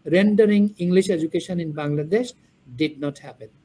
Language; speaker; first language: English; non-native, local second language; Bangla